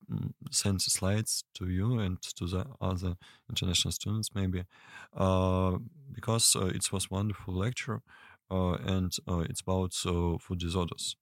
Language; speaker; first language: English; non-native, learner; Russian